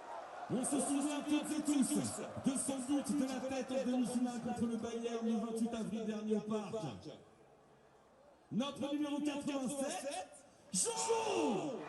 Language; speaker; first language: French; native; French